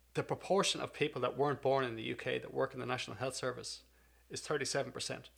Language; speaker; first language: English; native; English